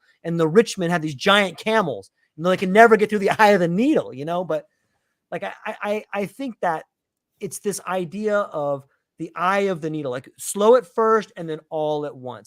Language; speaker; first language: English; native; English